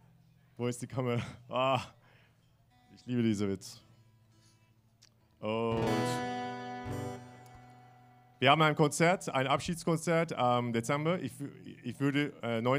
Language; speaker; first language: German; non-native, fluent; Turkish